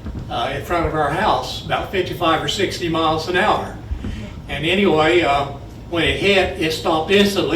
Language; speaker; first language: English; native; English